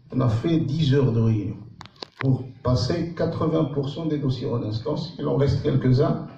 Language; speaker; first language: French; non-native, local second language; Arabic